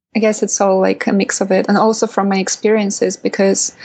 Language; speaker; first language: English; non-native, fluent; Russian